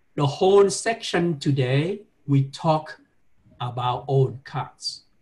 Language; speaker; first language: English; non-native, fluent; Vietnamese